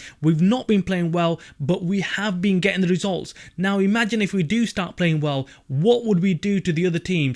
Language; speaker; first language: English; native; English